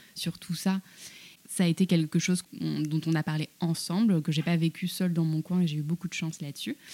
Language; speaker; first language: French; native; French